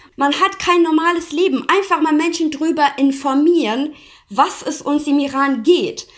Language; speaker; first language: German; non-native, fluent; Persian